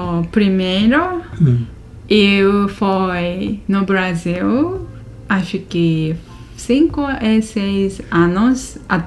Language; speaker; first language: Portuguese; non-native, learner; Japanese